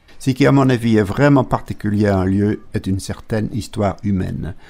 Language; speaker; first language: French; native; French